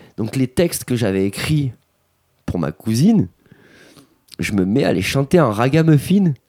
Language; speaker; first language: French; native; French